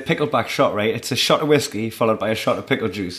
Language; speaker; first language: English; native; English